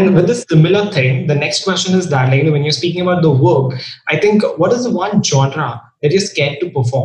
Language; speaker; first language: English; non-native, local second language; Hindi